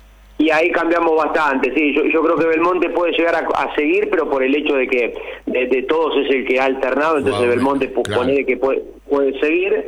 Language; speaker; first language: Spanish; native; Spanish